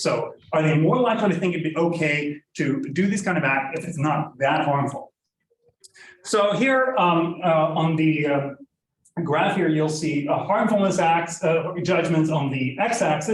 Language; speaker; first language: English; non-native, fluent; Norwegian